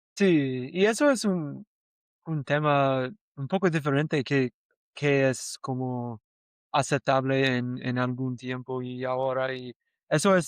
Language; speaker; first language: Spanish; non-native, learner; English